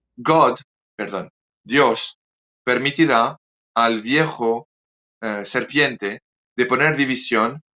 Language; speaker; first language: Spanish; non-native, fluent; French